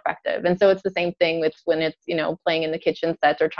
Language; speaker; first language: English; native; English